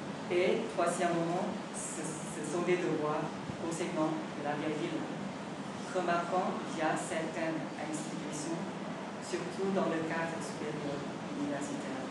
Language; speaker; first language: French; non-native, learner; Vietnamese